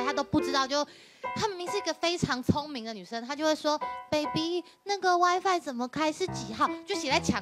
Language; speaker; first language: Chinese; native; Chinese